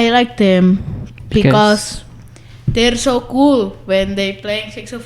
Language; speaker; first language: English; non-native, learner; Indonesian